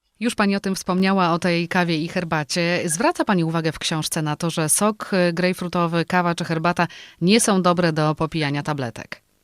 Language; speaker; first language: Polish; native; Polish